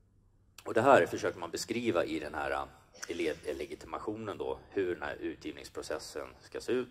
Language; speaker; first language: Swedish; native; Swedish